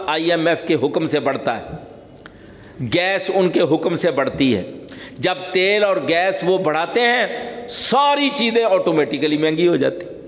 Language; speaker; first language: Urdu; native; Urdu